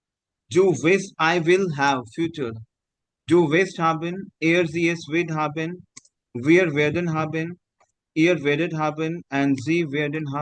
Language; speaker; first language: German; non-native, fluent; Hindi